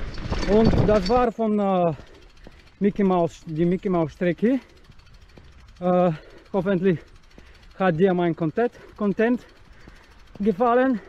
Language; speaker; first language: German; non-native, learner; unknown